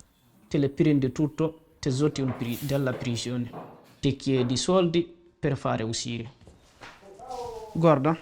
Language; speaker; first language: Italian; non-native, learner; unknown